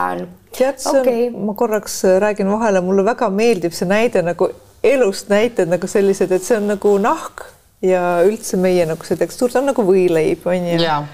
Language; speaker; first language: Estonian; non-native, local second language; Russian